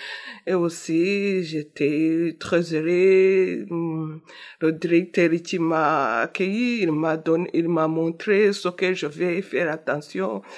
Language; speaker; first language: French; non-native, learner; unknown